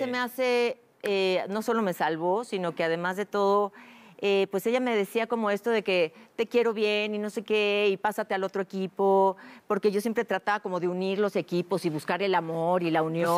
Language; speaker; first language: Spanish; native; Spanish